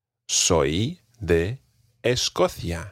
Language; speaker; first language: Spanish; non-native, fluent; English